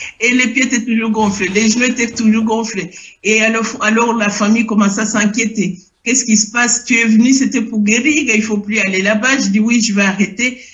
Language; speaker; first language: French; non-native, local second language; Lingala